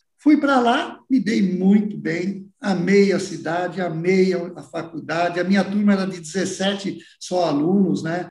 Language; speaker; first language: Portuguese; early bilingual, other home language; Italian